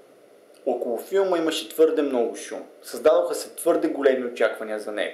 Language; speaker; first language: Bulgarian; native; Bulgarian